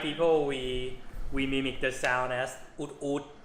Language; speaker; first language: English; non-native, fluent; Thai